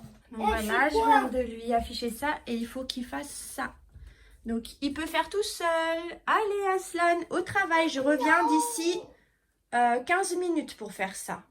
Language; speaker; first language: French; native; French